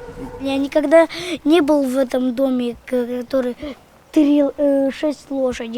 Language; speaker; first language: Russian; non-native, local second language; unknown